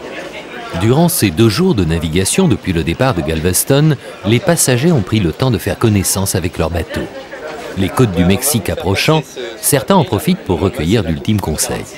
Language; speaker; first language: French; native; French